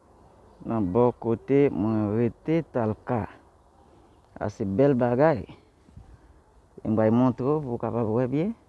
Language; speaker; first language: French; non-native, learner; Haitian Creole